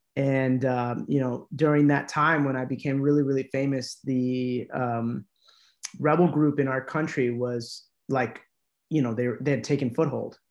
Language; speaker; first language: English; native; English